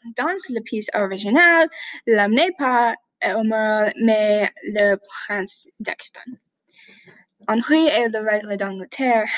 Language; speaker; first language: French; non-native, learner; English